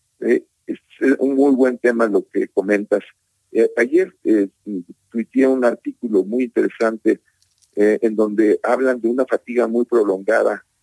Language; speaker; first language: Spanish; native; Spanish